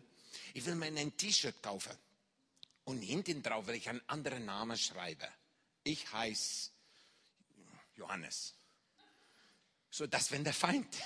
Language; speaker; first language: German; non-native, fluent; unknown